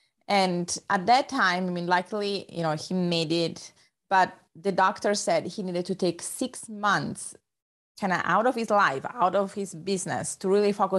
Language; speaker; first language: English; non-native, fluent; Italian